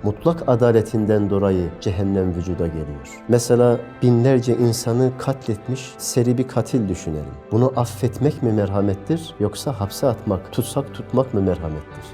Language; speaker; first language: Turkish; native; Turkish